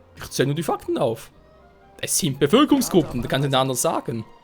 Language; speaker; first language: German; native; German